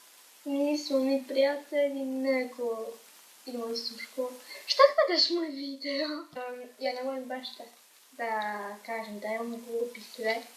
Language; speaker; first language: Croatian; early bilingual, heritage; Croatian